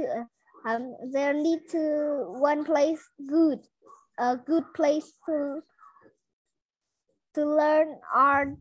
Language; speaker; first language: English; non-native, learner; Vietnamese